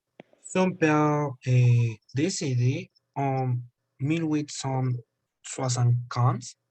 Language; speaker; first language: French; non-native, learner; Spanish